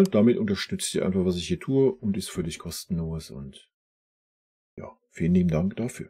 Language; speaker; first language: German; native; German